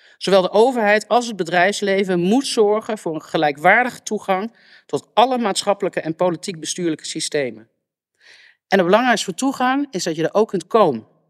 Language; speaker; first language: Dutch; native; Dutch